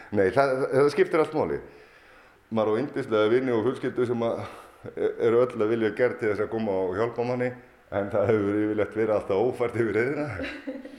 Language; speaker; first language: Icelandic; native; Icelandic